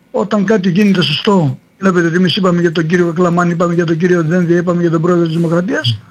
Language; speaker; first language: Greek; native; Greek